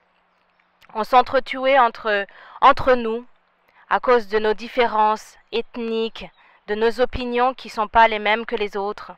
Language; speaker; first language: French; non-native, local second language; Rundi